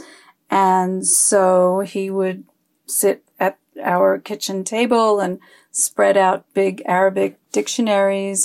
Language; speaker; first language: English; early bilingual, other home language; French